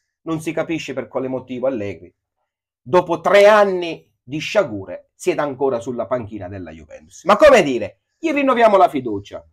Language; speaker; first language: Italian; native; Italian